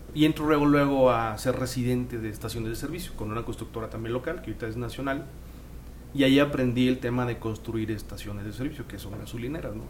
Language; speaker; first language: Spanish; native; Spanish